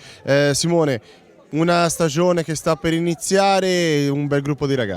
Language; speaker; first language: Italian; native; Italian